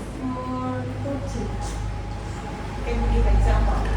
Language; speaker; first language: English; non-native, fluent; Indonesian